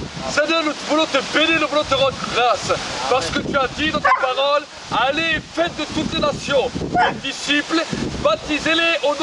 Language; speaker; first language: French; native; French